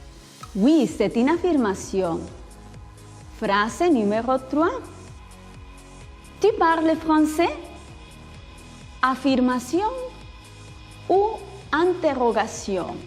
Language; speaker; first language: French; non-native, fluent; Spanish